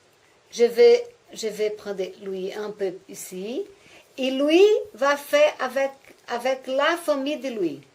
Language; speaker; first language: French; non-native, learner; Portuguese